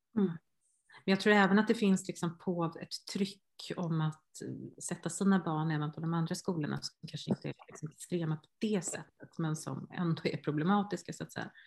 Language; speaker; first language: Swedish; native; Swedish